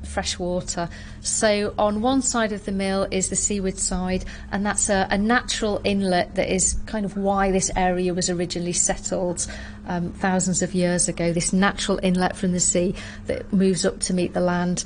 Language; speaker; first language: English; native; English